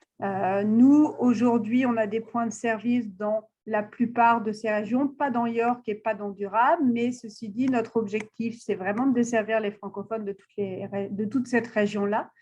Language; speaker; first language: French; native; French